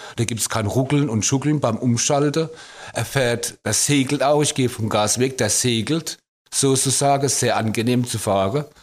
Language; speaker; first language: German; native; German